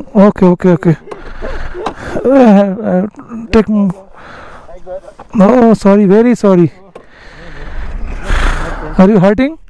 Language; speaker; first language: English; non-native, local second language; Bangla